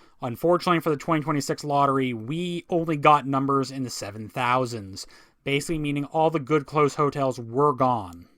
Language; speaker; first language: English; native; English